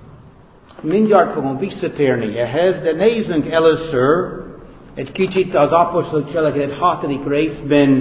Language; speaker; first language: Hungarian; non-native, fluent; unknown